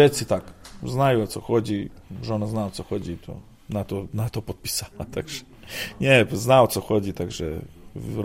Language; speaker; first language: Polish; non-native, fluent; Serbian